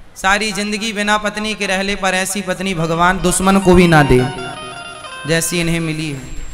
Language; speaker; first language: Hindi; native; Hindi